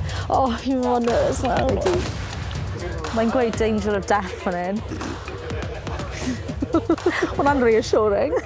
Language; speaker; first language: Welsh; native; Welsh